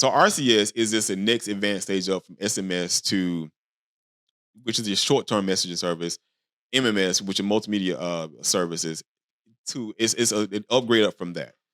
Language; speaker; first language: English; native; English